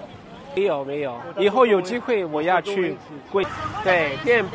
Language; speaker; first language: Chinese; non-native, fluent; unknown